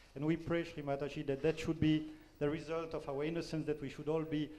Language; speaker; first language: English; non-native, fluent; French